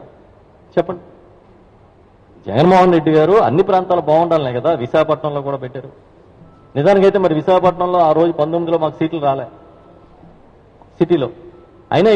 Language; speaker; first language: Telugu; native; Telugu